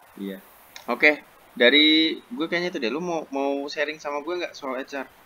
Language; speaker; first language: Indonesian; native; Indonesian